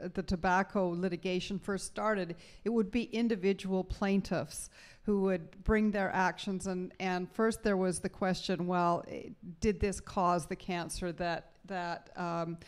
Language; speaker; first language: English; native; English